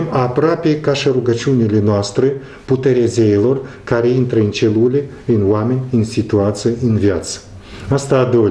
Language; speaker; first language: Romanian; non-native, local second language; Russian